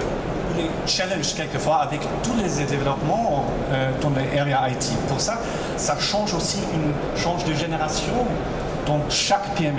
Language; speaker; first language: French; non-native, local second language; German